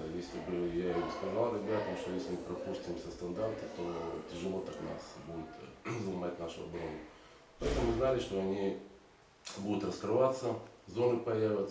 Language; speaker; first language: Russian; native; Russian